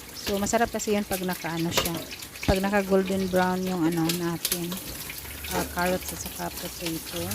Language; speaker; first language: Filipino; non-native, local second language; Cebuano